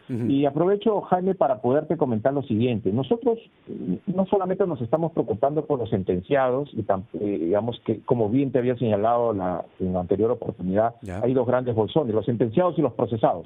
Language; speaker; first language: Spanish; native; Spanish